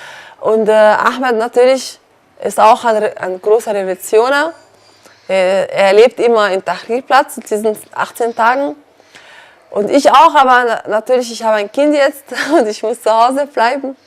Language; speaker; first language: German; non-native, learner; Arabic